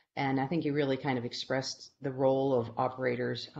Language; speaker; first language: English; native; English